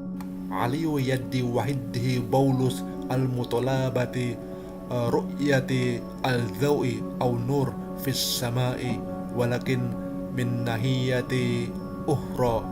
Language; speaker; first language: Arabic; non-native, learner; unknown